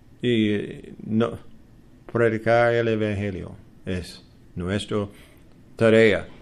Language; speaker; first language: Spanish; non-native, learner; English